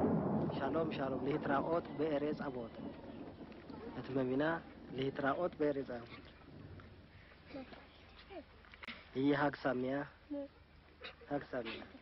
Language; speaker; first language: Hebrew; non-native, learner; Amharic